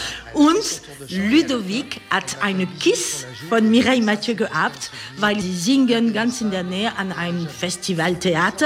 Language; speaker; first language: German; non-native, learner; French